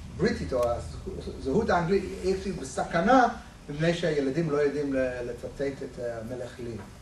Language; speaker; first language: Hebrew; non-native, fluent; English